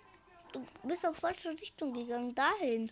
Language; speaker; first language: German; native; German